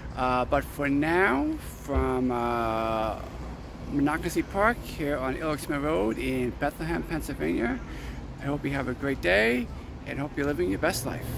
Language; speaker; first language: English; native; English